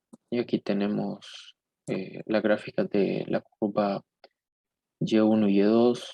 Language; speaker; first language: Spanish; native; Spanish